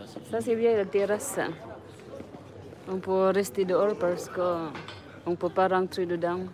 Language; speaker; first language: French; non-native, learner; Filipino